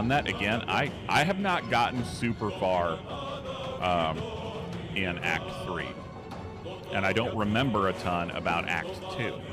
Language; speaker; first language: English; native; English